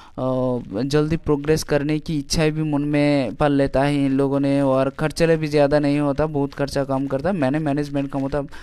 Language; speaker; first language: Hindi; non-native, local second language; Bangla